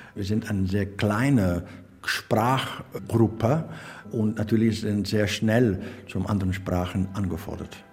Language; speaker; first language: German; non-native, fluent; Dutch